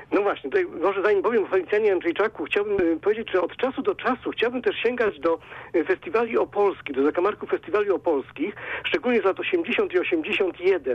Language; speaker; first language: Polish; native; Polish